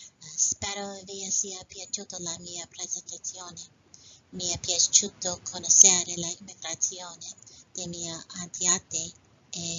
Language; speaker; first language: Italian; non-native, learner; English